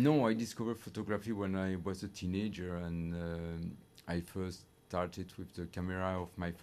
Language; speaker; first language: English; non-native, fluent; French